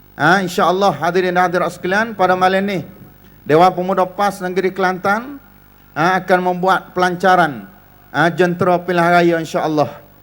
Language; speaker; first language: Malay; native; Malay